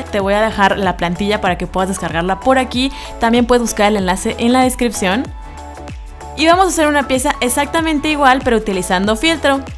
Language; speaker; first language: Spanish; native; Spanish